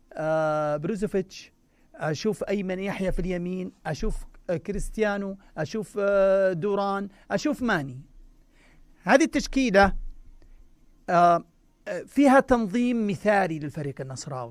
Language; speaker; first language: Arabic; native; Arabic